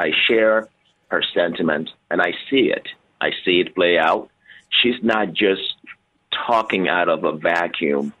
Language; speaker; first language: English; non-native, local second language; Yoruba